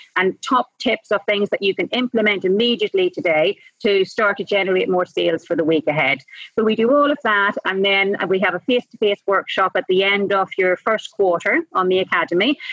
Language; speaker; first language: English; native; English